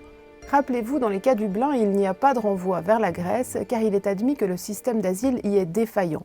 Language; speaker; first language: French; native; French